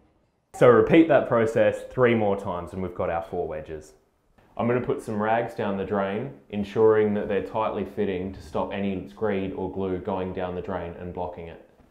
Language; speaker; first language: English; native; English